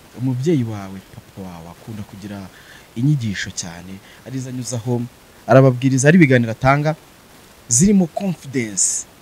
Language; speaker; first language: Kinyarwanda; native; Kinyarwanda